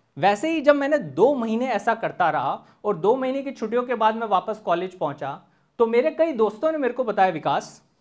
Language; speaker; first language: Hindi; native; Hindi